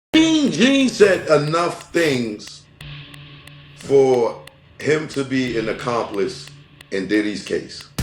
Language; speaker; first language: English; native; English